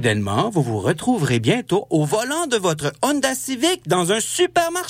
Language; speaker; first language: French; native; French